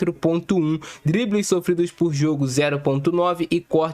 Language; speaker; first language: Portuguese; native; Portuguese